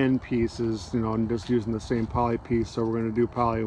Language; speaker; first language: English; native; English